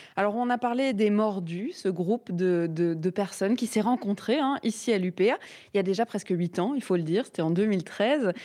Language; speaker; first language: French; native; French